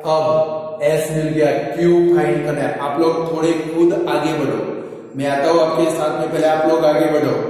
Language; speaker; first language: Hindi; non-native, local second language; Gujarati